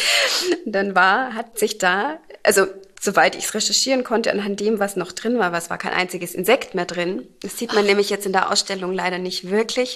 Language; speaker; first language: German; native; German